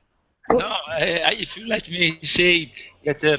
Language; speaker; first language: English; non-native, fluent; Italian